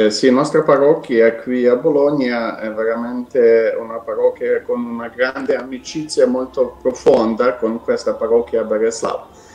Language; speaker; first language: Italian; non-native, fluent; Ukrainian